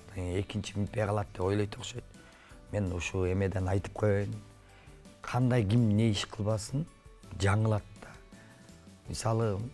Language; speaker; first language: Kyrgyz; native; Kyrgyz